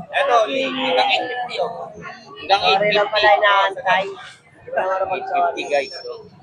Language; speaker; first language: Filipino; native; Filipino